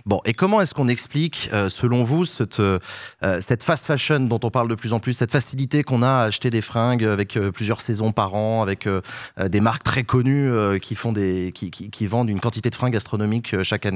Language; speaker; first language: French; native; French